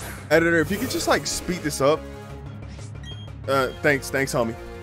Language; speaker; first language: English; native; English